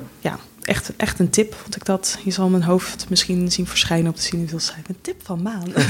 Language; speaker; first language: Dutch; native; Dutch